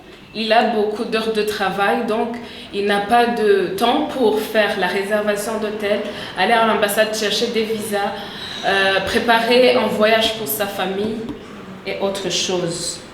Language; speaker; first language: French; non-native, local second language; Rundi